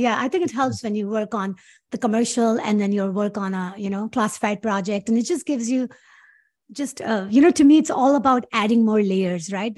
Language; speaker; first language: English; non-native, local second language; Urdu